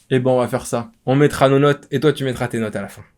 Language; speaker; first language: French; native; French